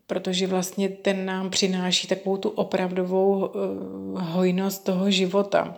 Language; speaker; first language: Czech; native; Czech